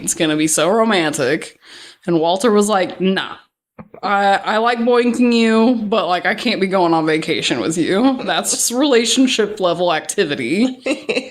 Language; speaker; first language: English; native; English